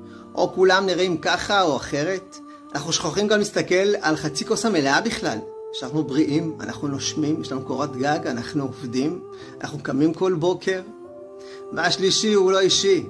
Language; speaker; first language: Hebrew; native; Hebrew